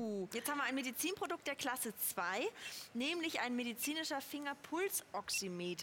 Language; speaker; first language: German; native; German